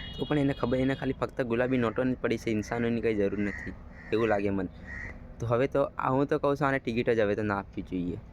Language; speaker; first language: Gujarati; non-native, local second language; Bhili